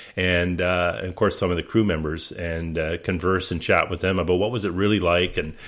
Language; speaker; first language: English; native; English